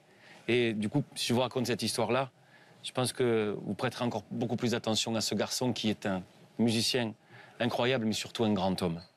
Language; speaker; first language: French; native; French